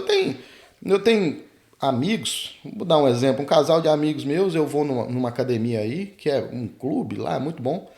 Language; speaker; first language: Portuguese; native; Portuguese